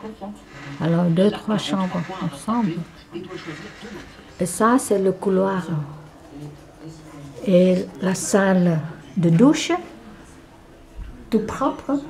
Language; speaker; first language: French; non-native, fluent; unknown